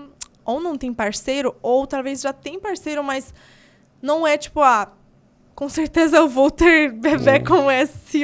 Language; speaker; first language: Portuguese; non-native, fluent; Polish